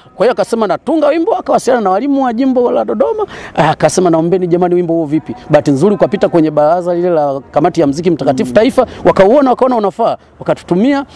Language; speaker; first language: Swahili; native; Swahili